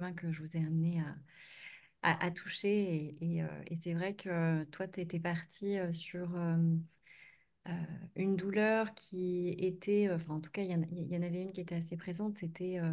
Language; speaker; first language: French; native; French